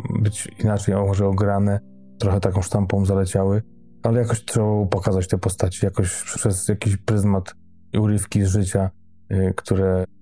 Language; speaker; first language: Polish; native; Polish